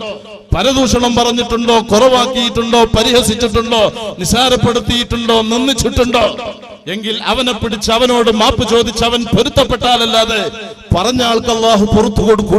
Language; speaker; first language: Malayalam; native; Malayalam